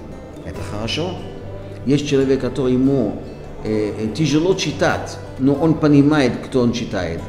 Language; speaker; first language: Russian; non-native, fluent; Hebrew